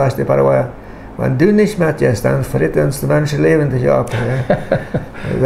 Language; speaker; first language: German; non-native, local second language; Low German